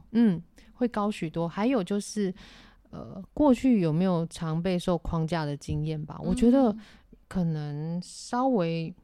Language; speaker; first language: Chinese; native; Chinese